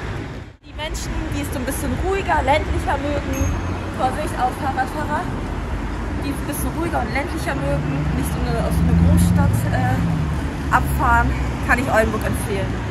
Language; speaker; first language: German; native; German